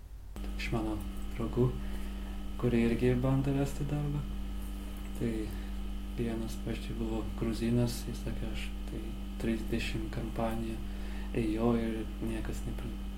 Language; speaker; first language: Lithuanian; non-native, learner; Azerbaijani